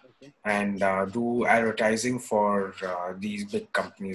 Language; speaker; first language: English; non-native, local second language; Hindi